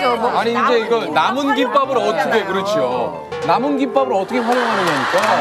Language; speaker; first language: Korean; native; Korean